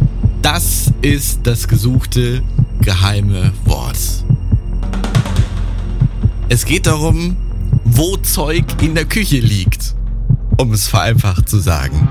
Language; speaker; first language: German; native; German